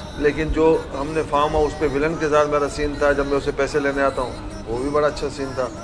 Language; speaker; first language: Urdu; non-native, local second language; Pashto